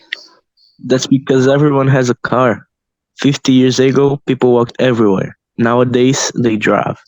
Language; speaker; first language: English; non-native, learner; Portuguese